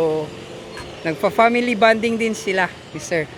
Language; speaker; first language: Filipino; native; Filipino